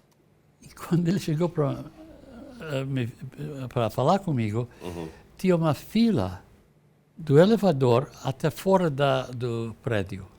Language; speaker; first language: Portuguese; non-native, fluent; English